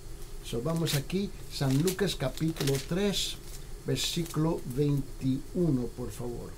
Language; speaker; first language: Spanish; early bilingual, heritage; Spanish